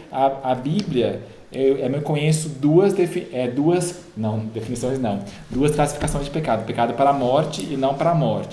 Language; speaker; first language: Portuguese; native; Portuguese